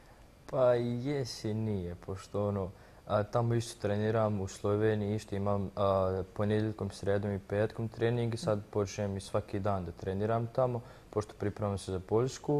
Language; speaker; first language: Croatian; early bilingual, heritage; Croatian